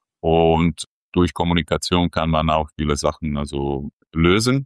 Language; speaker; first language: German; non-native, fluent; Croatian